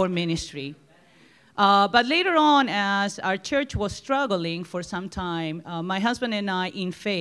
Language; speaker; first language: English; non-native, fluent; Spanish